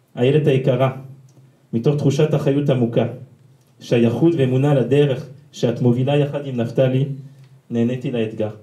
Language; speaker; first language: Hebrew; non-native, fluent; French